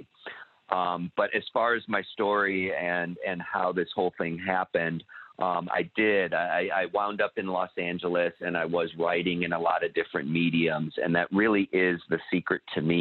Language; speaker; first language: English; native; English